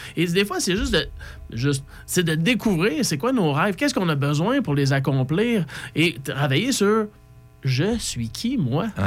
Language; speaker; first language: French; native; French